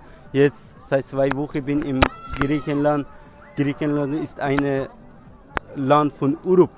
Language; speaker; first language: German; non-native, learner; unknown